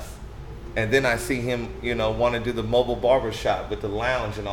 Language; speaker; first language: English; native; English